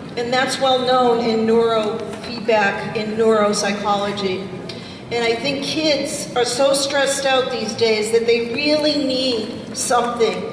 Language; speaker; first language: English; native; English